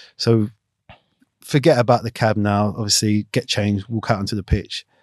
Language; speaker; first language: English; native; English